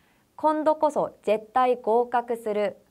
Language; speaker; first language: Japanese; non-native, fluent; Korean